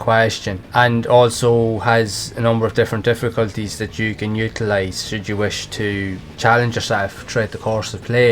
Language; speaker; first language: English; native; English